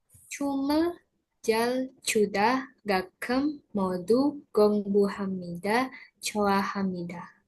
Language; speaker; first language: Korean; non-native, learner; Indonesian